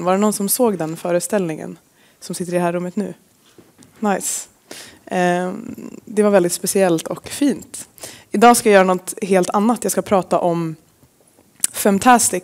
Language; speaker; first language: Swedish; native; Swedish